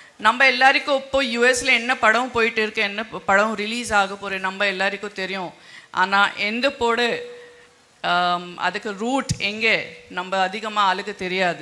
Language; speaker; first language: Tamil; non-native, local second language; Gujarati